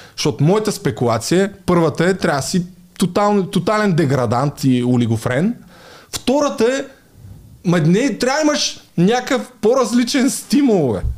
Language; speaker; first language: Bulgarian; native; Bulgarian